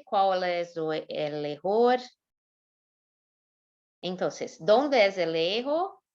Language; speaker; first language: Spanish; non-native, fluent; Portuguese